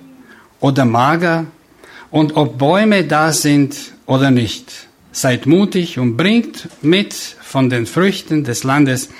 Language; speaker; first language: German; non-native, fluent; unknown